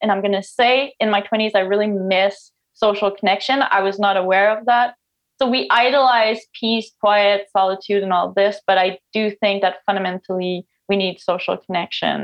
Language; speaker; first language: English; non-native, fluent; French